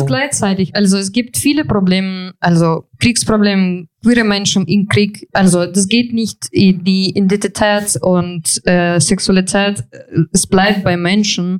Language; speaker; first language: German; non-native, fluent; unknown